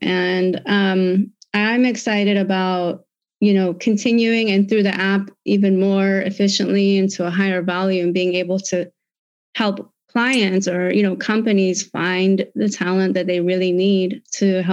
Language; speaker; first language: English; native; English